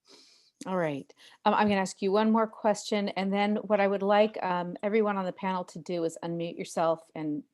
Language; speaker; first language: English; native; English